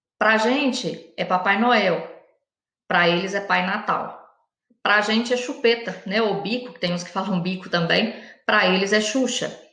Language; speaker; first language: Portuguese; native; Portuguese